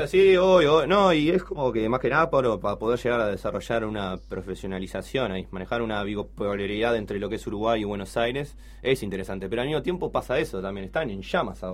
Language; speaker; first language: Spanish; native; Spanish